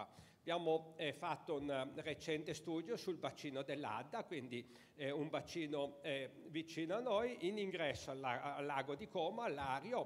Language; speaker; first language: Italian; native; Italian